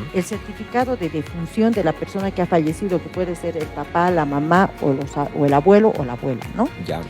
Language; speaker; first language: Spanish; native; Spanish